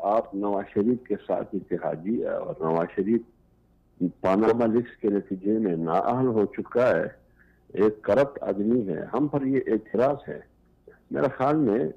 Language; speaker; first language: Urdu; non-native, local second language; Pashto